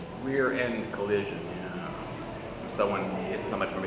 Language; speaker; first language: English; native; English